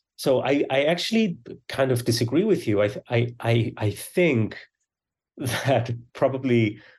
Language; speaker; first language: English; early bilingual, other home language; Swedish